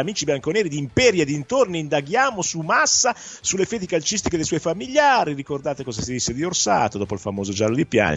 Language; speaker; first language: Italian; native; Italian